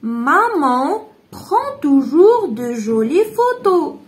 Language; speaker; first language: French; non-native, local second language; Arabic